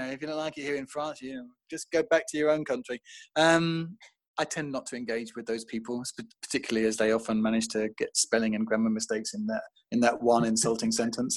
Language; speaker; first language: English; native; English